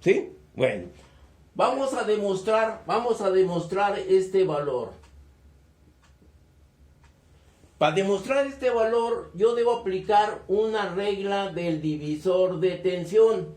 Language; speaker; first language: Spanish; native; Spanish